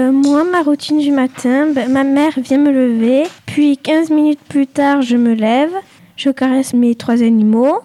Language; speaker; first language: French; native; French